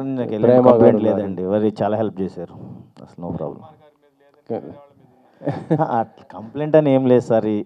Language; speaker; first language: Telugu; native; Telugu